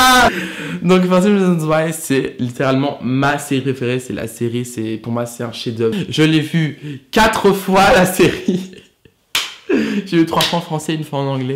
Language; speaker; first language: French; native; French